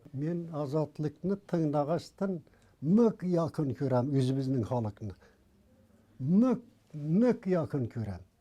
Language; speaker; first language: Tatar; early bilingual, heritage; Tatar